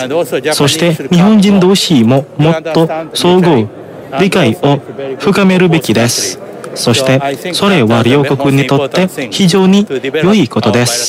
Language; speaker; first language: Japanese; non-native, fluent; Indonesian